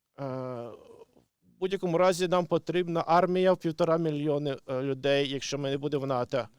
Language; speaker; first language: Ukrainian; non-native, local second language; Russian